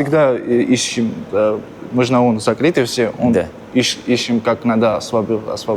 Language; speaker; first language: Russian; non-native, learner; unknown